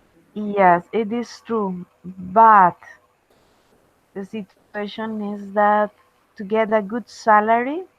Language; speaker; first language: English; non-native, fluent; Spanish